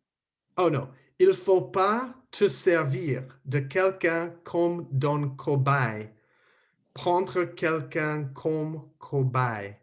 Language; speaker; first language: French; non-native, learner; English